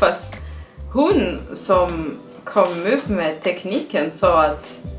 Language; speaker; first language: Swedish; non-native, fluent; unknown